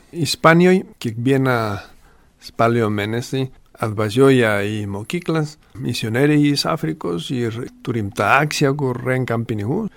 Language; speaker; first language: Lithuanian; non-native, fluent; Spanish